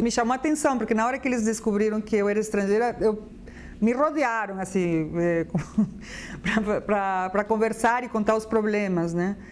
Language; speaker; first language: Portuguese; non-native, fluent; Spanish